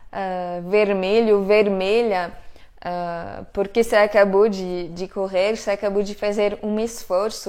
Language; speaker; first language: Portuguese; non-native, fluent; French